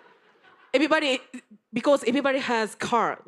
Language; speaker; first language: English; non-native, learner; Japanese